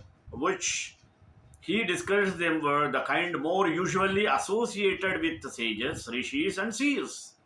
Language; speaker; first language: English; non-native, local second language; Telugu